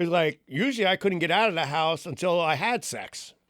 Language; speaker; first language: English; native; English